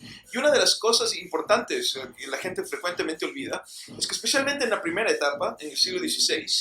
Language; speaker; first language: Spanish; native; Spanish